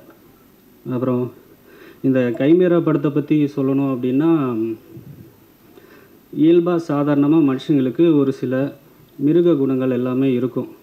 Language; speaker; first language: Tamil; native; Tamil